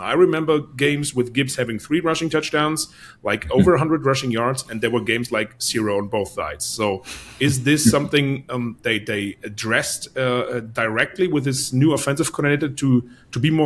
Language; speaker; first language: English; non-native, fluent; German